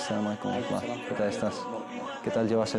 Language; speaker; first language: Spanish; native; Spanish